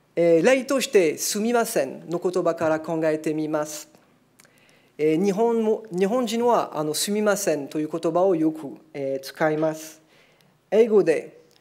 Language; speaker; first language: Japanese; non-native, fluent; French